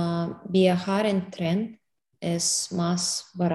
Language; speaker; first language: Spanish; non-native, learner; English